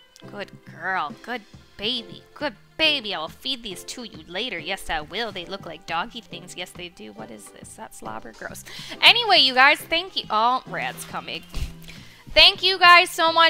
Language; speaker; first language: English; native; English